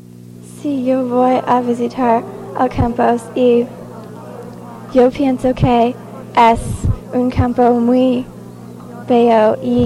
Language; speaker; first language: Spanish; non-native, learner; English